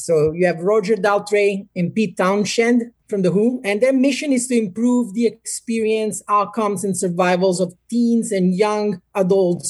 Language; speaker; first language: English; non-native, fluent; Italian